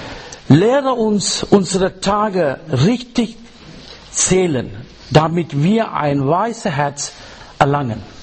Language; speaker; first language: German; non-native, learner; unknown